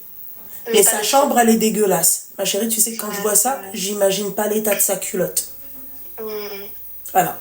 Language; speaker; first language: French; native; French